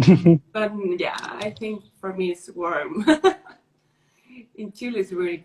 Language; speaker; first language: English; non-native, learner; Spanish